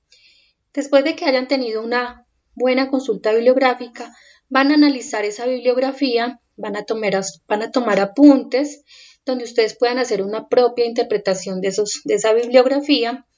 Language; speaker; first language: Spanish; native; Spanish